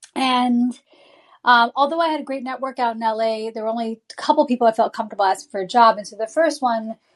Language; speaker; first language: English; native; English